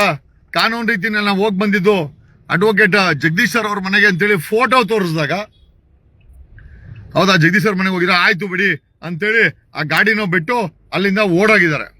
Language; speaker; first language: Kannada; native; Kannada